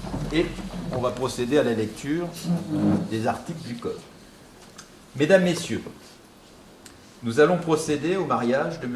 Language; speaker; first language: French; native; French